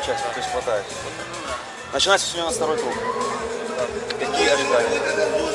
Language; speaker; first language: Russian; native; Russian